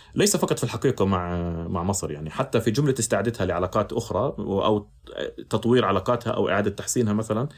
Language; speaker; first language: Arabic; native; Arabic